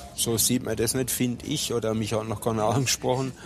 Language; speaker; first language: German; non-native, fluent; Slovenian